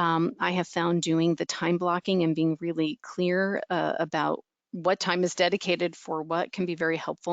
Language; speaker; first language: English; native; English